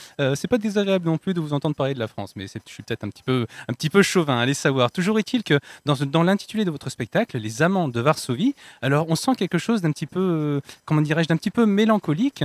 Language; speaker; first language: French; native; French